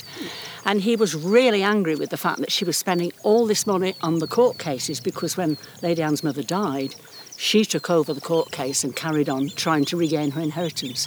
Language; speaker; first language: English; native; English